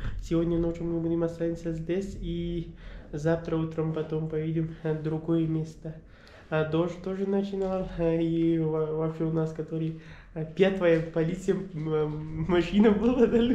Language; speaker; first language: Russian; non-native, learner; Pashto